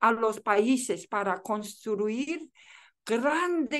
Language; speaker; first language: Spanish; non-native, fluent; Chinese